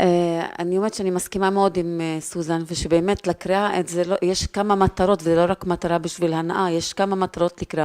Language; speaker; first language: Hebrew; non-native, local second language; Arabic